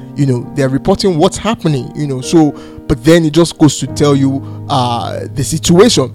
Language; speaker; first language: English; non-native, local second language; Yoruba